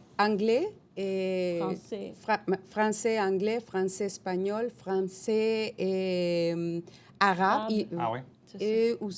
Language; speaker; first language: French; non-native, fluent; Spanish